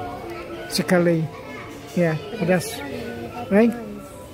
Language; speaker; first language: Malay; non-native, learner; English